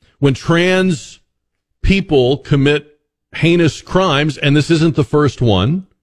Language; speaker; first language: English; native; English